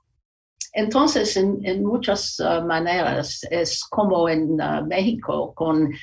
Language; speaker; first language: Spanish; non-native, learner; English